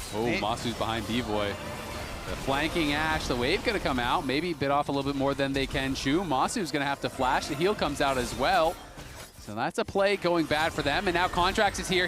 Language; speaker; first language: English; native; English